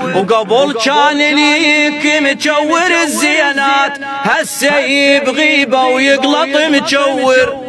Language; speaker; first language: Arabic; native; Arabic